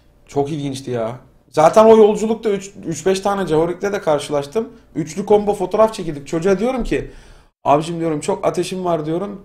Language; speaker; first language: Turkish; native; Turkish